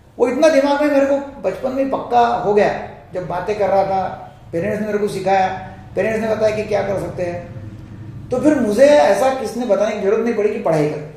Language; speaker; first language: Hindi; non-native, local second language; Marathi